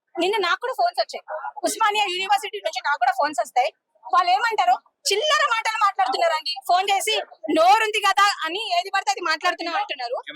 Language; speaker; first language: Telugu; non-native, local second language; Lambadi